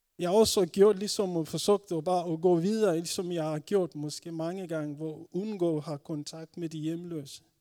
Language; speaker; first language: Danish; non-native, fluent; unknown